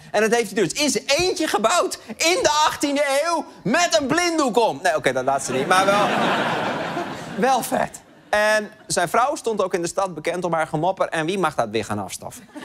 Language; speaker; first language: Dutch; native; Dutch